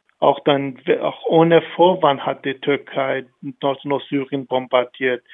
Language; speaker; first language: German; non-native, fluent; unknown